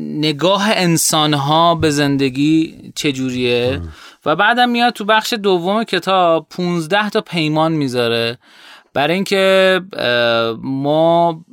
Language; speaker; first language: Persian; native; Persian